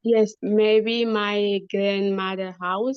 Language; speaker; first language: English; non-native, learner; Indonesian